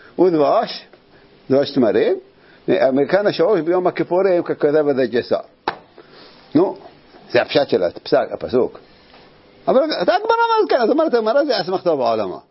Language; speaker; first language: Hebrew; native; Hebrew